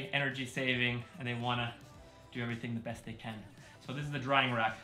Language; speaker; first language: English; native; English